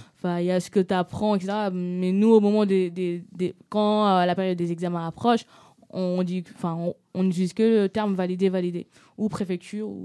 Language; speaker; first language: French; non-native, local second language; Wolof